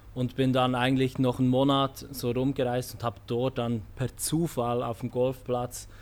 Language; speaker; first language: German; native; German